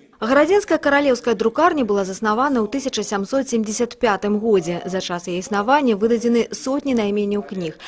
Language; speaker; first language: Belarusian; native; Belarusian